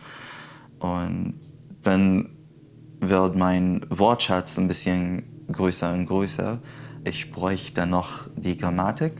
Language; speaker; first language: German; non-native, fluent; Arabic